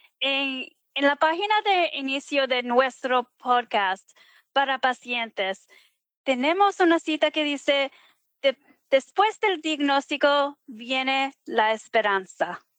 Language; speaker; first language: Spanish; early bilingual, heritage; Spanish